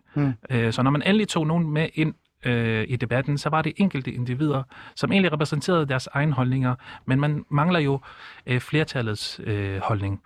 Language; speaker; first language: Danish; early bilingual, other home language; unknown